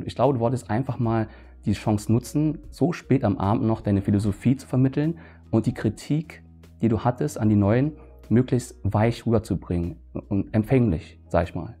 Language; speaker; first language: German; early bilingual, other home language; Vietnamese